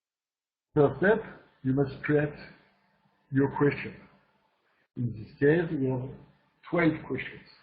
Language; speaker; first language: English; non-native, learner; French